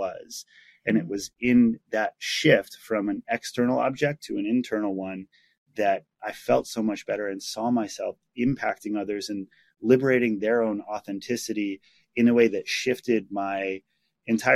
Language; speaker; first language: English; native; English